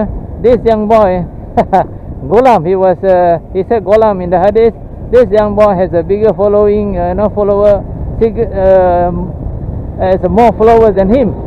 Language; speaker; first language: English; non-native, local second language; Malay